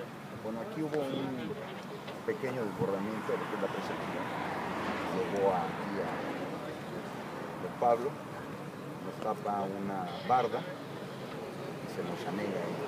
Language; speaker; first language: Spanish; native; Spanish